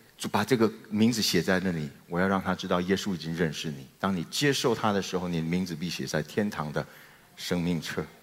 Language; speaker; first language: Chinese; native; Chinese